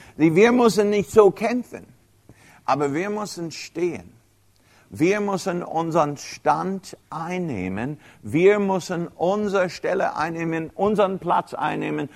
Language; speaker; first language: German; non-native, fluent; English